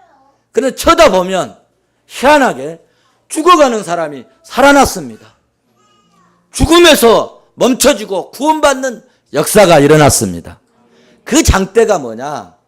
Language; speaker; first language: Korean; native; Korean